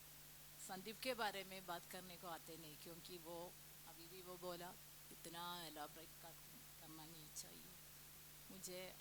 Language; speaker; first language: Hindi; non-native, local second language; Malayalam